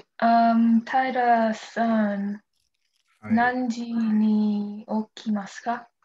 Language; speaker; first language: Japanese; non-native, learner; English